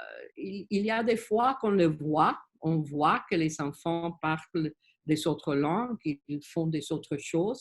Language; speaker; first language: French; non-native, learner; Spanish